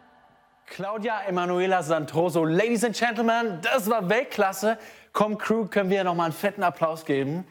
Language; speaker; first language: German; native; German